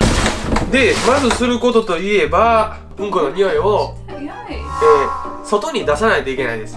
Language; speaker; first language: Japanese; native; Japanese